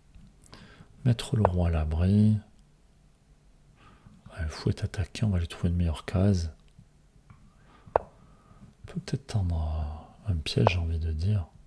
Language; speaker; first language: French; native; French